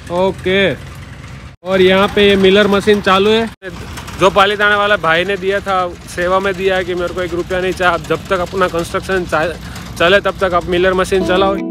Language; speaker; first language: Hindi; non-native, local second language; Gujarati